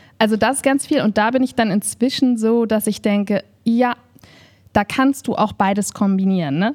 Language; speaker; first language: German; native; German